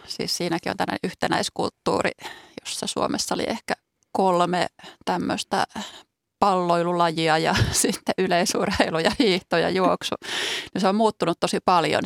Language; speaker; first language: Finnish; native; Finnish